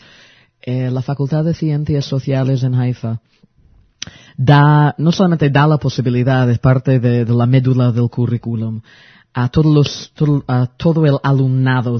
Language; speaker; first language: Spanish; early bilingual, heritage; Spanish